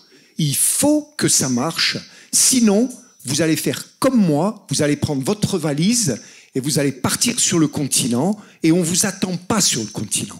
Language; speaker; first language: French; native; French